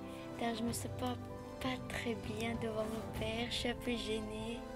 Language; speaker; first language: French; early bilingual, other home language; Chechen